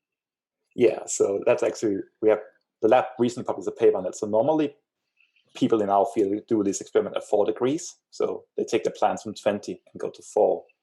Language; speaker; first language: English; non-native, fluent; Danish